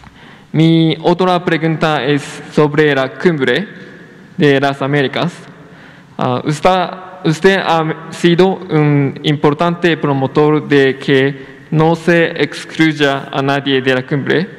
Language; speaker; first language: Spanish; non-native, fluent; Japanese